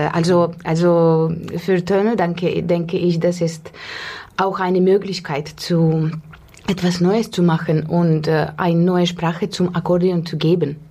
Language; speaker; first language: German; non-native, fluent; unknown